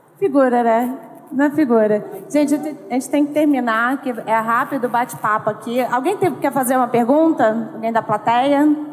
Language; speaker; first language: Portuguese; native; Portuguese